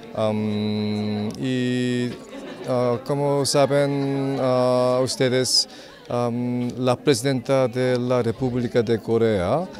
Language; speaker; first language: Spanish; non-native, fluent; Korean